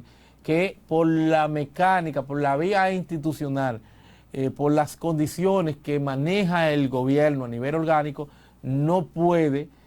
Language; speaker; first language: Spanish; native; Spanish